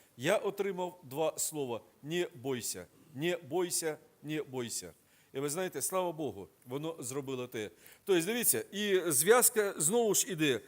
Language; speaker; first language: Ukrainian; non-native, local second language; Russian